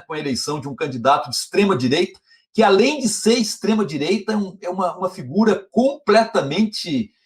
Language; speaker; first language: Portuguese; native; Portuguese